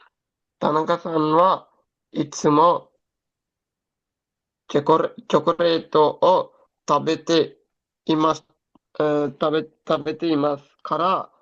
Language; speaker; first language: Japanese; non-native, learner; Sinhala